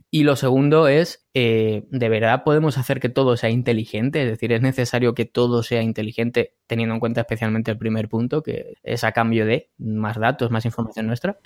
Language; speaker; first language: Spanish; native; Spanish